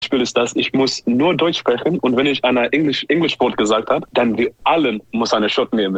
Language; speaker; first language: German; non-native, learner; English